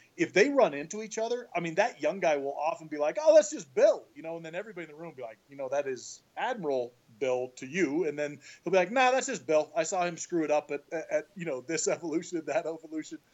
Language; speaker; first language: English; native; English